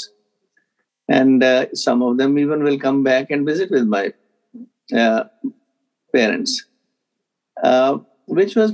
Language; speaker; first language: English; non-native, local second language; Punjabi